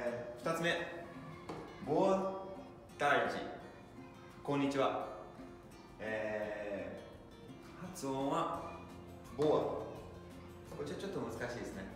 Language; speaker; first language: Japanese; non-native, fluent; Portuguese